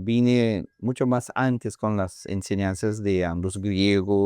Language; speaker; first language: Spanish; non-native, learner; English